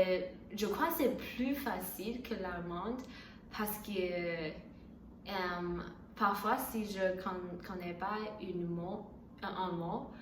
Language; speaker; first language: French; non-native, learner; Chinese